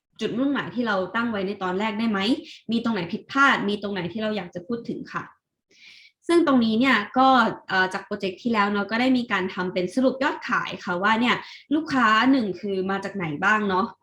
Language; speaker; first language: Thai; native; Thai